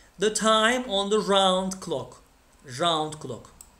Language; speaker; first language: English; non-native, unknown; Turkish